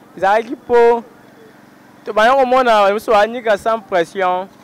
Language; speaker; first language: Lingala; native; Lingala